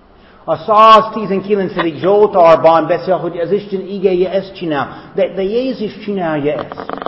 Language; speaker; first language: Hungarian; non-native, fluent; English